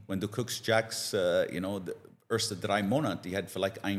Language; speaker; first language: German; non-native, learner; English